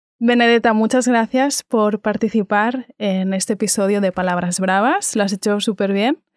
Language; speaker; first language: Spanish; native; Spanish